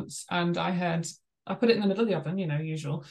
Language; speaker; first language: English; native; English